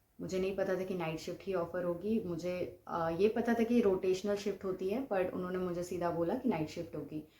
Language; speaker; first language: Hindi; non-native, local second language; Bangla